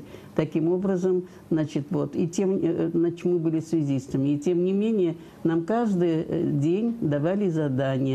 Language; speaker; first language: Russian; native; Russian